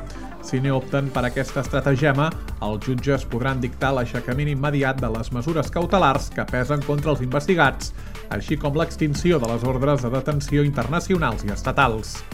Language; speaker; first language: Catalan; native; Catalan